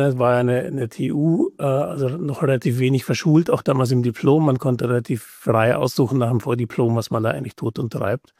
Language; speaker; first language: German; native; German